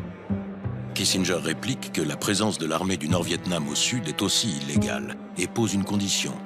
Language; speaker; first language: French; native; French